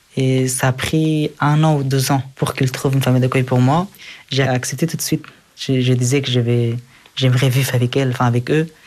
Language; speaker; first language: French; early bilingual, other home language; Persian